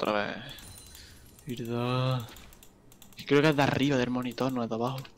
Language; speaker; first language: Spanish; native; Spanish